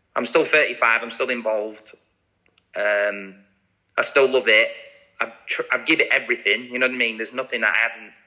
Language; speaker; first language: English; native; English